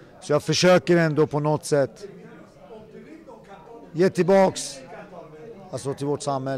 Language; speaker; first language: Swedish; early bilingual, other home language; Persian